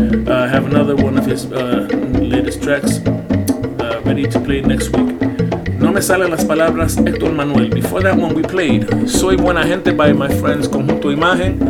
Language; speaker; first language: English; early bilingual, other home language; Spanish